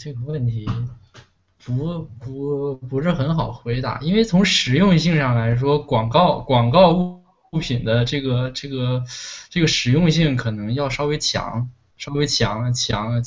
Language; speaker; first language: Chinese; native; Chinese